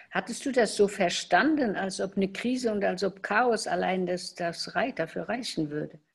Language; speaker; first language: German; non-native, local second language; Luxembourgish